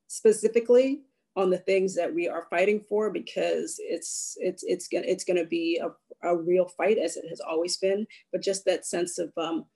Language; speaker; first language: English; native; English